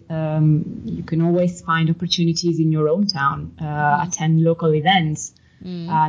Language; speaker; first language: English; non-native, fluent; Italian